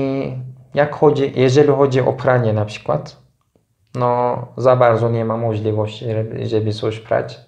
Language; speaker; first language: Polish; non-native, fluent; Turkish